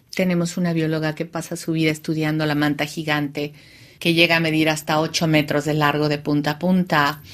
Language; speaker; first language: Spanish; native; Spanish